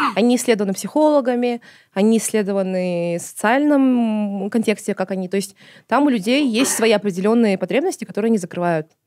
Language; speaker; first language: Russian; non-native, local second language; Kazakh